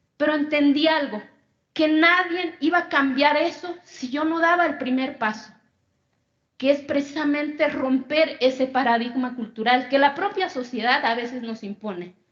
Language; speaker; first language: Spanish; non-native, local second language; Zapotec